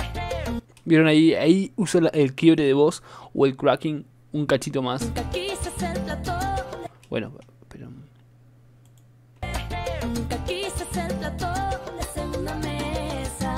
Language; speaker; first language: Spanish; native; Spanish